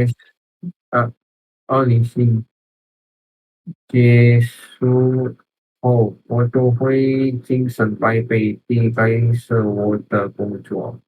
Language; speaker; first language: Chinese; non-native, learner; Indonesian